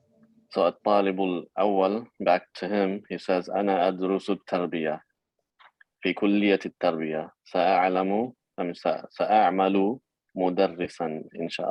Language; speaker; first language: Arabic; non-native, fluent; English